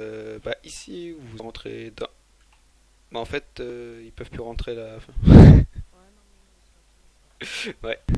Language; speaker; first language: French; native; French